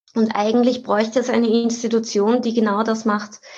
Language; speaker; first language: German; native; German